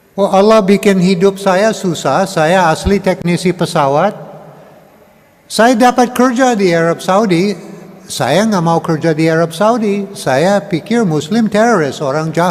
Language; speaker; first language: Indonesian; non-native, fluent; English